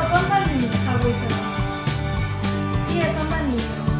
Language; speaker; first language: Korean; non-native, learner; Spanish